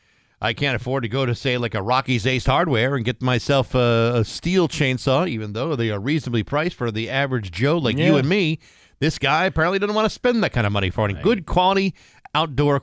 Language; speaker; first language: English; native; English